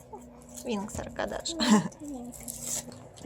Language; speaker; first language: Turkish; non-native, learner; Russian